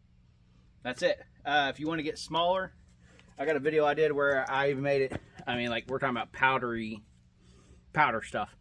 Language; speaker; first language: English; native; English